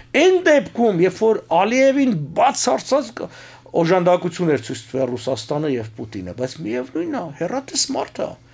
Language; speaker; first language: Armenian; native; Armenian